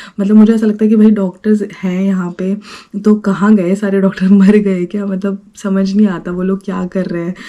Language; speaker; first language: Hindi; native; Hindi